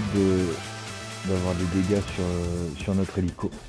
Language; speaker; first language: French; native; French